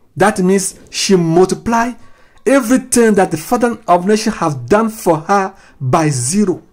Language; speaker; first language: English; non-native, fluent; Ewe